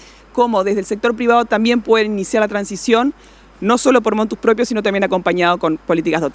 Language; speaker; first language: Spanish; native; Spanish